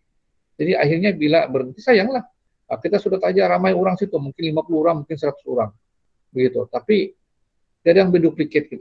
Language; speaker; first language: Indonesian; non-native, local second language; Malay